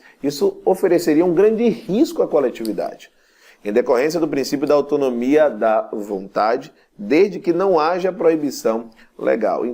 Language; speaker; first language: Portuguese; native; Portuguese